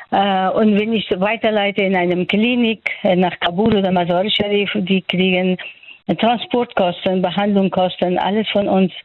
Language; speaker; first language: German; non-native, fluent; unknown